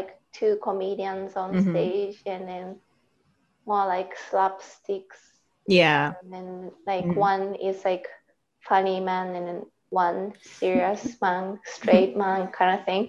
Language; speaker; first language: English; non-native, fluent; Japanese